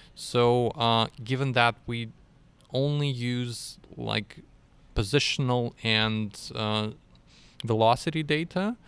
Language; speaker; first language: English; non-native, fluent; Russian